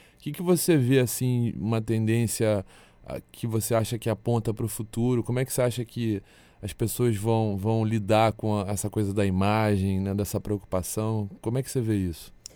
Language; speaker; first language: Portuguese; native; Portuguese